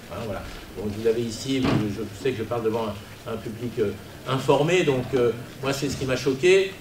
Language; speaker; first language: French; native; French